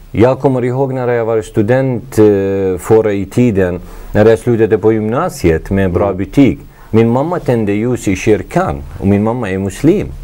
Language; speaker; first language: Swedish; non-native, fluent; Arabic